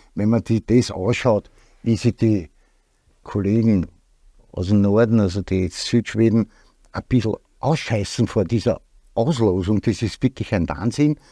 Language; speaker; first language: German; native; German